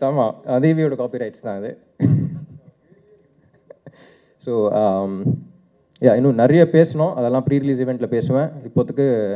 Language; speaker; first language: Tamil; non-native, local second language; Telugu